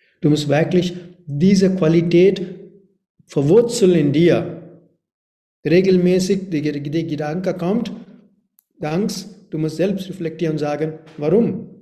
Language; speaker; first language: German; non-native, learner; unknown